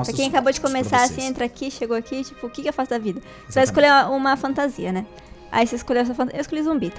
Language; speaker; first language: Portuguese; native; Portuguese